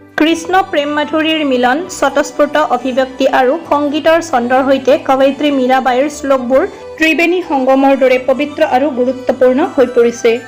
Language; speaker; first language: Assamese; native; Assamese